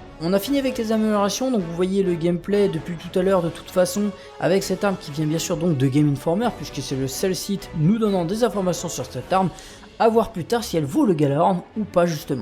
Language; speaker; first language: French; native; French